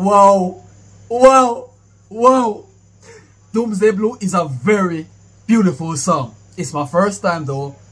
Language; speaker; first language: English; non-native, local second language; Jamaican Creole English